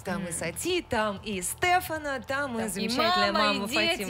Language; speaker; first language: Russian; native; Russian